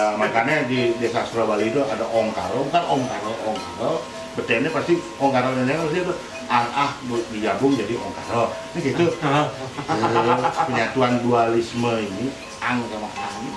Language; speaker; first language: Indonesian; non-native, local second language; Balinese